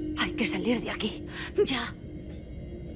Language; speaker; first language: Spanish; native; Spanish